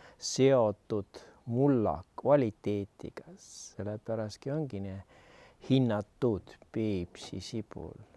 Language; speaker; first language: Estonian; non-native, local second language; Russian